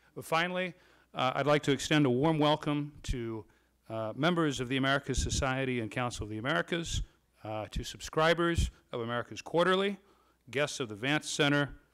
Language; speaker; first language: English; native; English